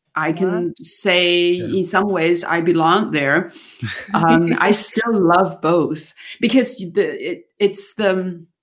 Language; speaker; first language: English; non-native, fluent; Chinese